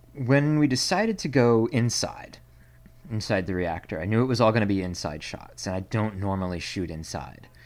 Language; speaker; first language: English; native; English